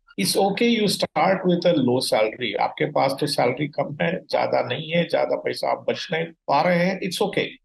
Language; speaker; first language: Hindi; non-native, local second language; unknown